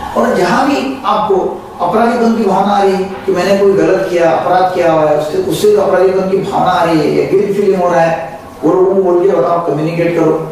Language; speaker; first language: Hindi; non-native, local second language; Marathi